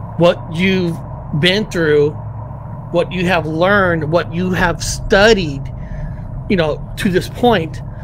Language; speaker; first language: English; native; English